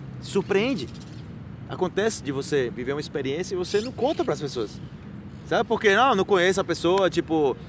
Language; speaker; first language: Portuguese; native; Portuguese